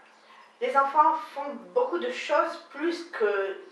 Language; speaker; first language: French; non-native, learner; Hebrew